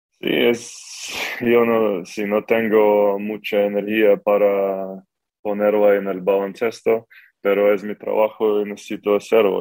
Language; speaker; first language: Spanish; non-native, fluent; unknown